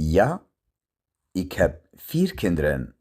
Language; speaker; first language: Dutch; non-native, learner; Kurdish